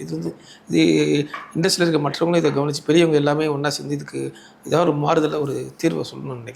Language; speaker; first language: Tamil; native; Tamil